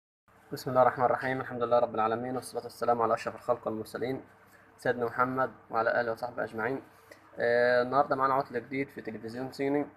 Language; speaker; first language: Arabic; native; Arabic